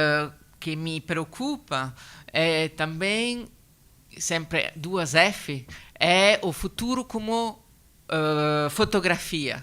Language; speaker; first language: Portuguese; non-native, learner; Italian